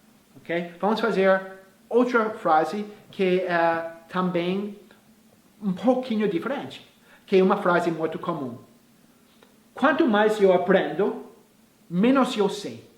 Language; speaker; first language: Portuguese; non-native, fluent; English